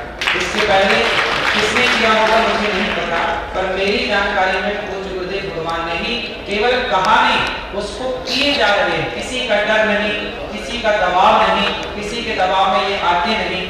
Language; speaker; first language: Hindi; native; Hindi